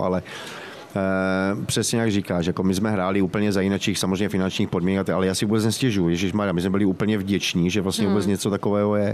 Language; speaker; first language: Czech; native; Czech